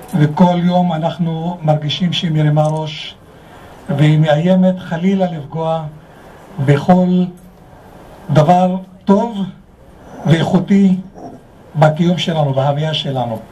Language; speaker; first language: Hebrew; non-native, local second language; Arabic